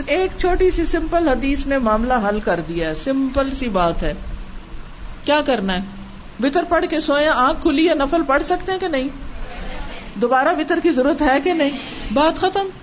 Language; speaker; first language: Urdu; native; Urdu